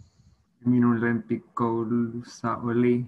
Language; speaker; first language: Finnish; non-native, learner; Spanish